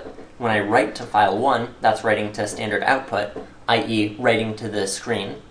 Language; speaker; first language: English; native; English